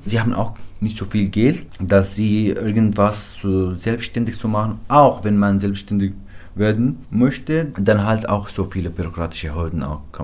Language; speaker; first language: German; non-native, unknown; Arabic